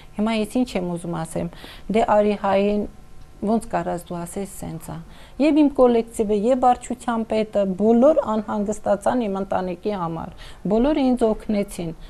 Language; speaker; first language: Armenian; non-native, local second language; Kurdish